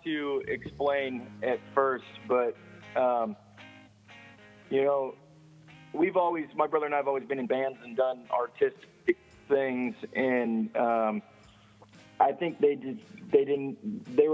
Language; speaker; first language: English; native; English